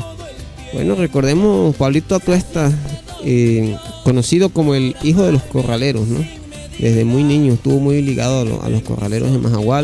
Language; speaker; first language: Spanish; native; Spanish